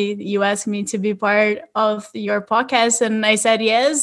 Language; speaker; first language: English; non-native, fluent; Portuguese